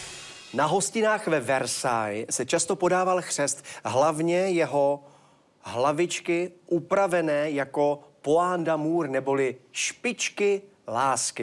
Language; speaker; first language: Czech; native; Czech